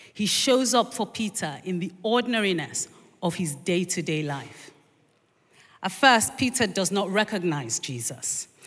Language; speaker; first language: English; native; English